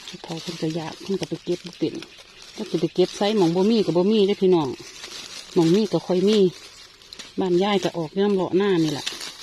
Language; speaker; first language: Thai; native; Thai